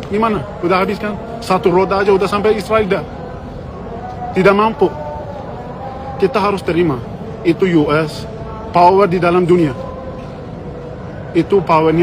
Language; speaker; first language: Indonesian; non-native, learner; Persian